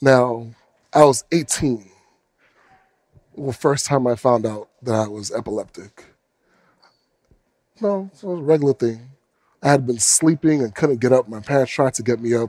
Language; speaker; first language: English; native; English